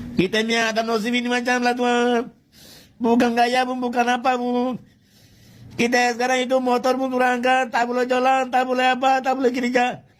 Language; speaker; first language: Malay; non-native, learner; Bangla